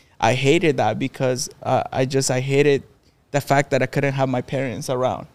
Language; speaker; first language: English; non-native, fluent; Spanish